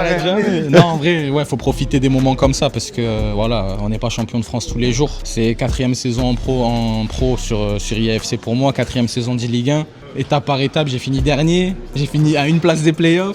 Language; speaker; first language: French; native; French